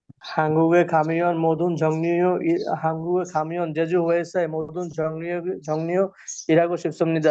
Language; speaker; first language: Korean; non-native, learner; Bangla